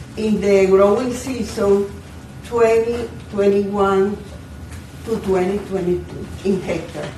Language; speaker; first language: English; non-native, fluent; Spanish